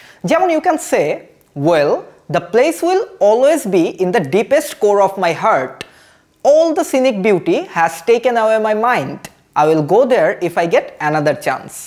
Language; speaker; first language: English; non-native, local second language; Bangla